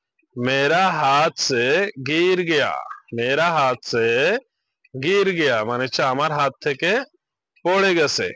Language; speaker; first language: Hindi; non-native, learner; Bangla